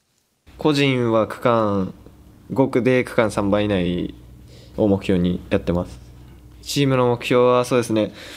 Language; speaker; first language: Japanese; native; Japanese